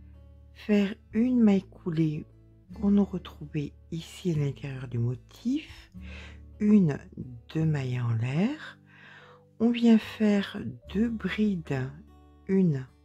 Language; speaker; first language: French; native; French